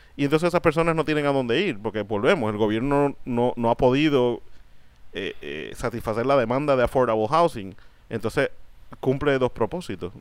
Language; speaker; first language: Spanish; native; Spanish